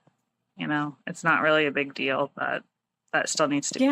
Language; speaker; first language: English; native; English